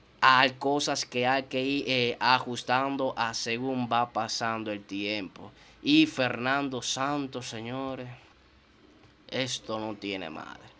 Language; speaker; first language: Spanish; native; Spanish